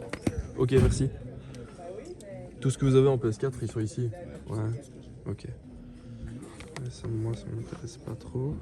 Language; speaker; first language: French; native; French